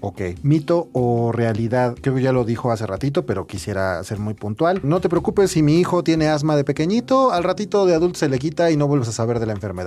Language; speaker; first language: Spanish; native; Spanish